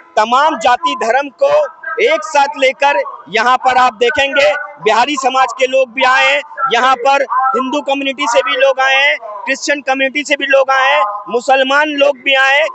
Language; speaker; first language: Hindi; native; Hindi